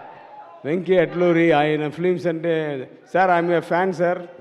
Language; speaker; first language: Telugu; non-native, learner; Tamil